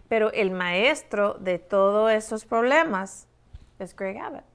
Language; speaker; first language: Spanish; non-native, fluent; English